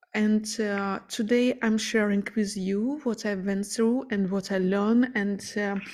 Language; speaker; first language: English; non-native, fluent; Ukrainian